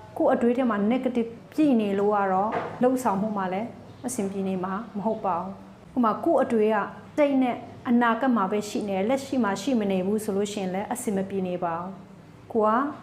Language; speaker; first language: Burmese; non-native, local second language; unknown